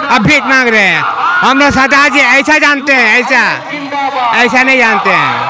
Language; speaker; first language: Hindi; non-native, local second language; Punjabi